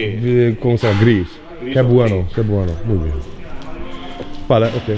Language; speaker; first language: Spanish; non-native, learner; Hungarian